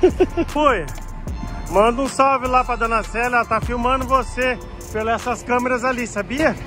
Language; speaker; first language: Portuguese; native; Portuguese